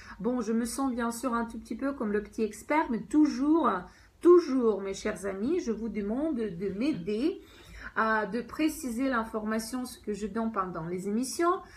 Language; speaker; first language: French; non-native, fluent; Ukrainian